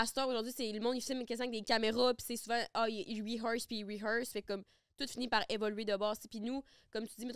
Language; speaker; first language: French; native; French